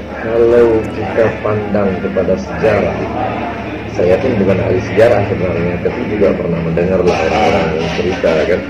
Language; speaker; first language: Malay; non-native, local second language; Achinese